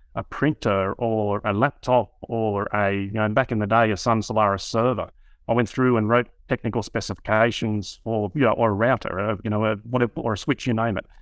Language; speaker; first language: English; native; English